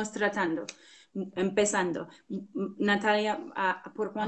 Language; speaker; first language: Spanish; non-native, fluent; English